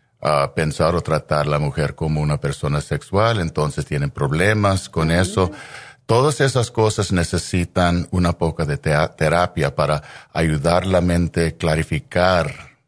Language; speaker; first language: Spanish; early bilingual, heritage; Spanish